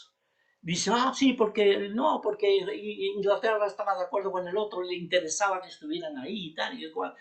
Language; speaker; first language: Spanish; native; Spanish